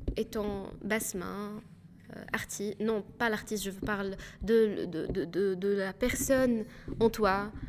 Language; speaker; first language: French; non-native, local second language; Arabic